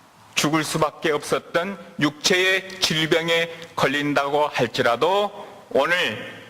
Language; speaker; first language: Korean; native; Korean